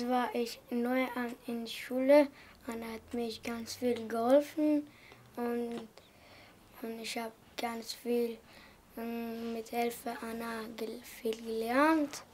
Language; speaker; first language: German; non-native, learner; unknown